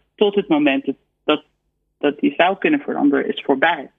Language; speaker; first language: Dutch; non-native, fluent; English